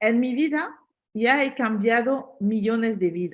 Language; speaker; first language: Spanish; non-native, fluent; French